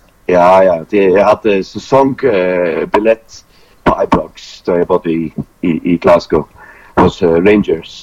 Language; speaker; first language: Danish; non-native, local second language; Faroese